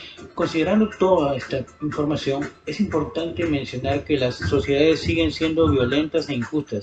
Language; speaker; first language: Spanish; native; Spanish